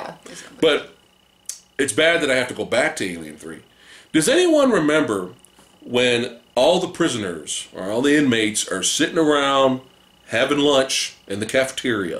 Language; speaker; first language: English; native; English